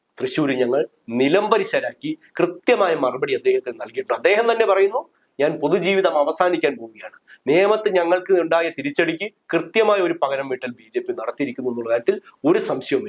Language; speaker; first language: Malayalam; native; Malayalam